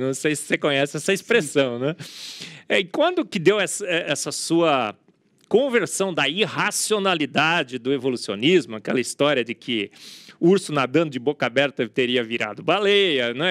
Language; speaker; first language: Portuguese; native; Portuguese